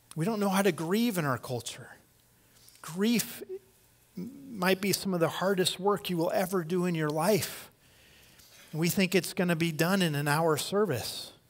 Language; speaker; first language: English; native; English